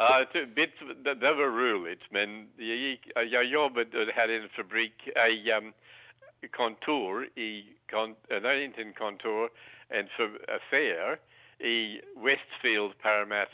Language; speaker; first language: Swedish; non-native, learner; English